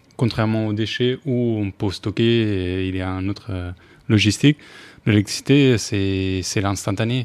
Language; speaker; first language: French; non-native, fluent; Spanish